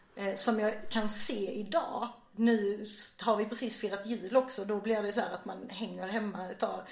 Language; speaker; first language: Swedish; native; Swedish